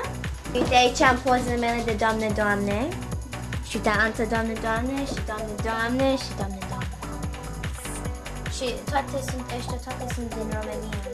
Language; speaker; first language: Romanian; early bilingual, heritage; Romanian